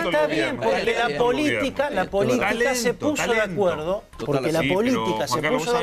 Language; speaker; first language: Spanish; native; Spanish